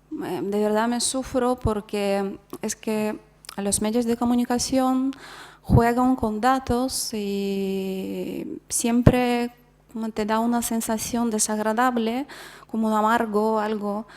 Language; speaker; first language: Spanish; non-native, fluent; Russian